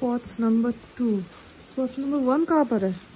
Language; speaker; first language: Hindi; non-native, local second language; Bangla